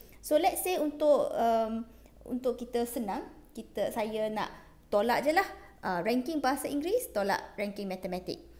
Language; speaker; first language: Malay; non-native, local second language; Chinese